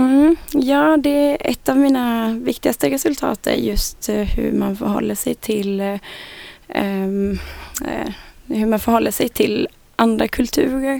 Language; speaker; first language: Swedish; native; Swedish